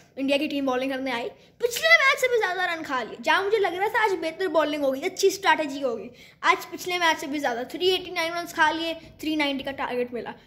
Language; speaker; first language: Urdu; native; Urdu